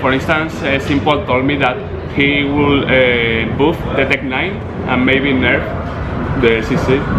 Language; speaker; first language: English; non-native, learner; Spanish